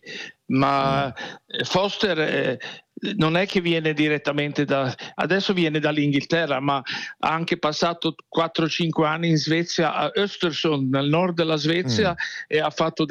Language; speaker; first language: Italian; non-native, fluent; Swedish